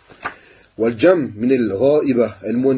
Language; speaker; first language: Arabic; non-native, fluent; French